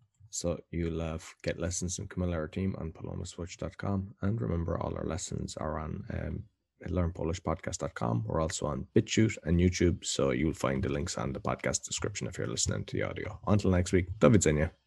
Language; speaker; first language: English; native; English